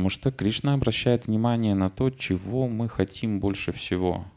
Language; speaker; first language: Russian; native; Russian